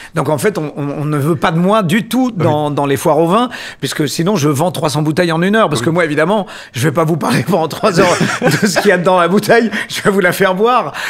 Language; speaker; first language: French; native; French